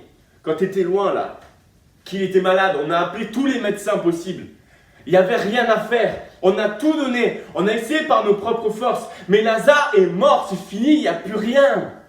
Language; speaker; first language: French; native; French